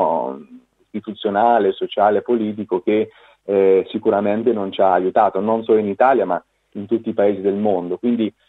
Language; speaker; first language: Italian; native; Italian